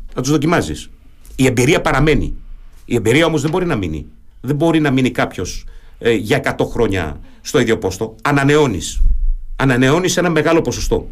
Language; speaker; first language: Greek; early bilingual, heritage; German